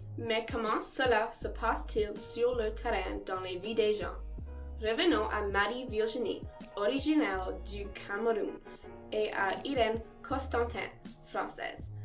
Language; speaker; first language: French; non-native, local second language; English